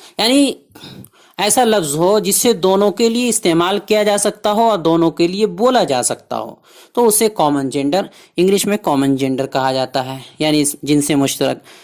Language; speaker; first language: Urdu; native; Urdu